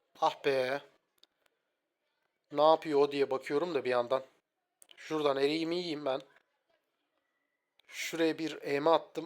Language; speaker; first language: Turkish; native; Turkish